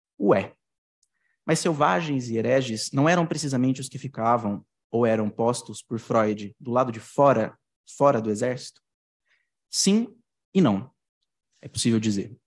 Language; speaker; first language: Portuguese; native; Portuguese